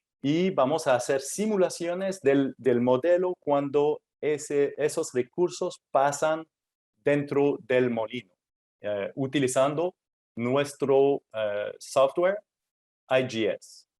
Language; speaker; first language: Spanish; non-native, fluent; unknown